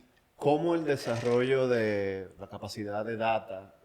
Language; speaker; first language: Spanish; native; Spanish